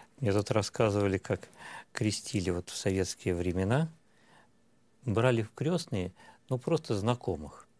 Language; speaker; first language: Russian; native; Russian